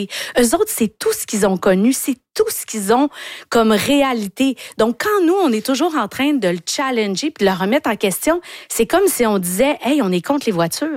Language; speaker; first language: French; native; French